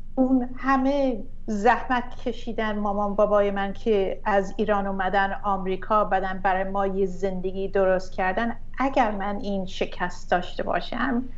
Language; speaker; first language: Persian; early bilingual, heritage; Persian